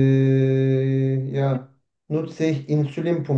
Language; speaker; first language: German; non-native, learner; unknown